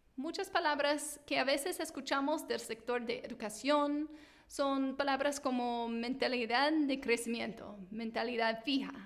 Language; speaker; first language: Spanish; non-native, fluent; English